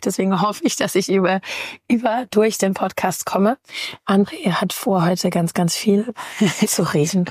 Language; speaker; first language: German; native; German